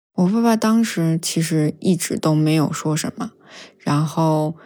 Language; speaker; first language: Chinese; native; Chinese